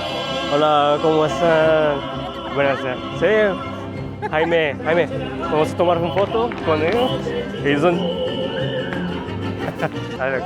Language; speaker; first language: Spanish; non-native, fluent; Korean